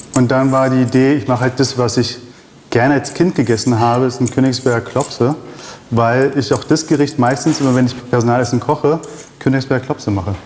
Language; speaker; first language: German; early bilingual, other home language; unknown